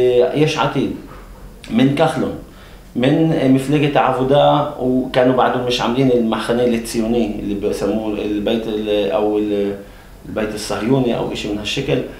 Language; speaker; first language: Arabic; native; Arabic